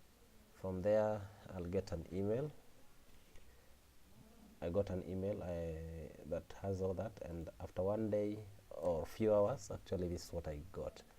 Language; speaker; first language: English; non-native, local second language; Swahili